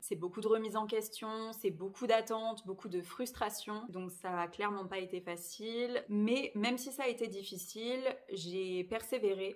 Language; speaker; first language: French; native; French